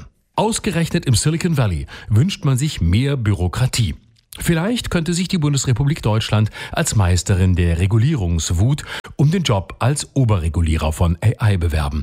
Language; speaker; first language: German; native; German